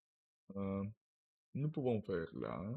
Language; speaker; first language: French; non-native, learner; Russian